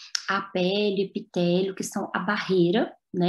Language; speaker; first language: Portuguese; native; Portuguese